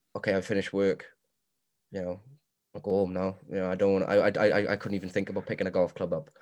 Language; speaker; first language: English; native; English